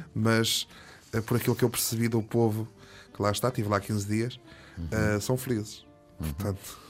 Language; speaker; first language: Portuguese; native; Portuguese